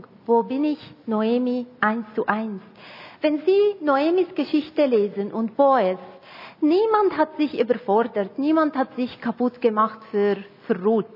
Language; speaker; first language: German; non-native, fluent; Arabic